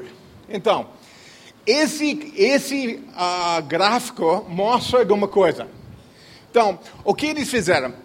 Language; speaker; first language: Portuguese; non-native, fluent; English